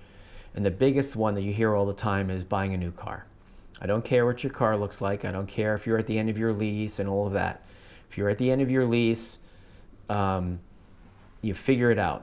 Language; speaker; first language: English; native; English